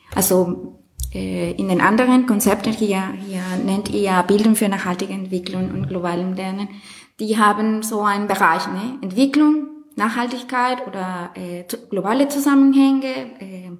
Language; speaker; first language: German; non-native, fluent; Spanish